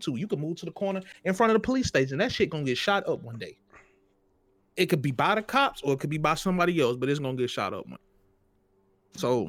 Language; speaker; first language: English; native; English